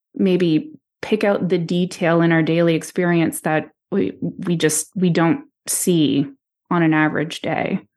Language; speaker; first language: English; native; English